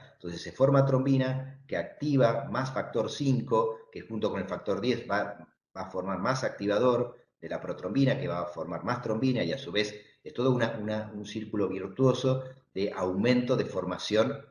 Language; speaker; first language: Spanish; native; Spanish